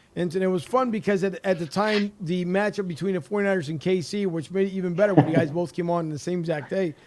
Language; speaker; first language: English; native; English